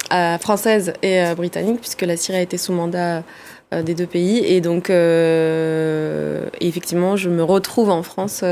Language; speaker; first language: French; early bilingual, other home language; Arabic